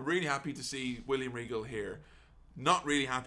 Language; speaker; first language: English; native; English